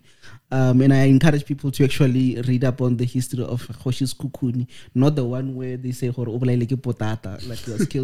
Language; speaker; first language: English; non-native, local second language; Northern Sotho